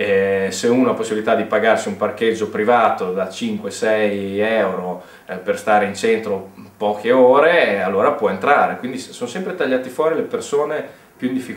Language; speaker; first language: Italian; native; Italian